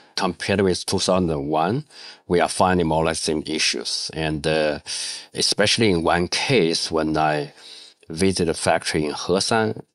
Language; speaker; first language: English; non-native, learner; Chinese